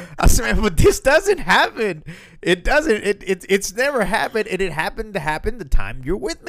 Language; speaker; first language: English; early bilingual, other home language; Spanish